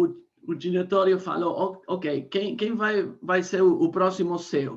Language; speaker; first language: Portuguese; non-native, fluent; Spanish